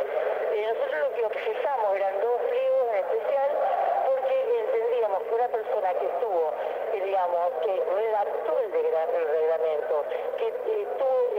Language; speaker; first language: Spanish; native; Spanish